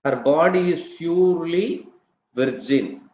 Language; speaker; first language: English; non-native, local second language; Tamil